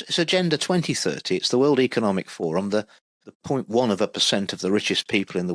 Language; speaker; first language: English; native; English